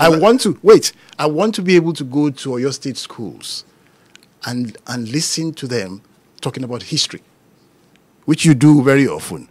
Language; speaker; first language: English; non-native, local second language; Yoruba